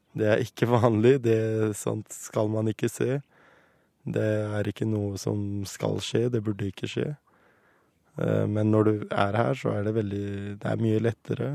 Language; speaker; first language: Norwegian; early bilingual, other home language; Kurdish